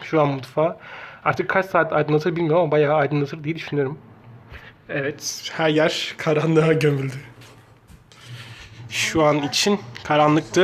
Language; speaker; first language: Turkish; native; Turkish